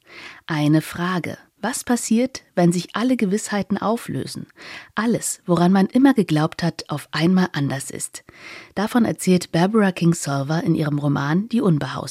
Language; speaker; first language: German; native; German